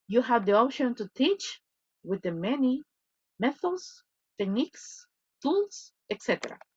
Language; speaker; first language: English; non-native, fluent; Spanish